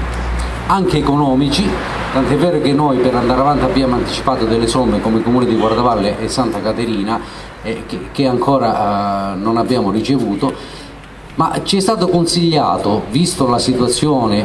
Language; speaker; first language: Italian; native; Italian